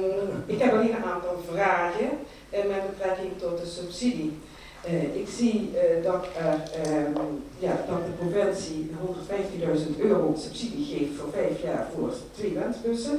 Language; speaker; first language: Dutch; native; Dutch